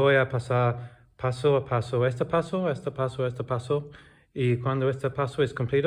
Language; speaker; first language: Spanish; non-native, learner; English